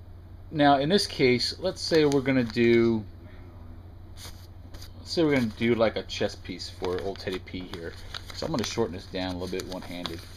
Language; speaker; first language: English; native; English